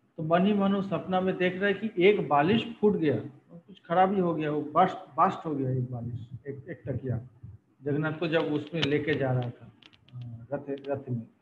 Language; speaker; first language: Hindi; non-native, local second language; Bangla